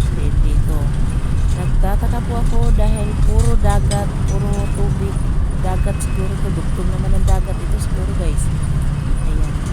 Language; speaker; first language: Filipino; native; Filipino